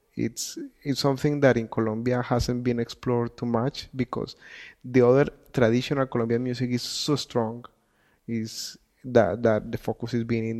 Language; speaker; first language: English; non-native, fluent; Spanish